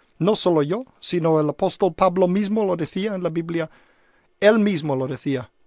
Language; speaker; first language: Spanish; non-native, fluent; English